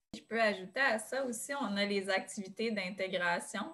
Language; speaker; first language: French; native; French